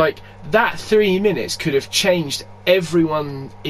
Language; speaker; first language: English; native; English